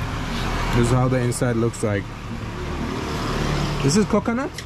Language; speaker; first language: English; non-native, fluent; Azerbaijani